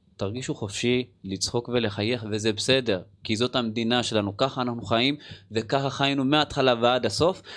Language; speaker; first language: Hebrew; native; Hebrew